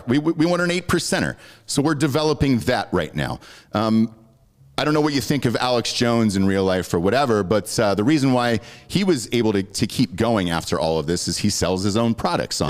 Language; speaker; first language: English; native; English